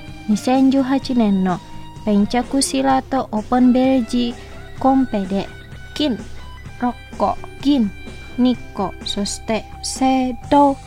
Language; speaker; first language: Japanese; non-native, fluent; Indonesian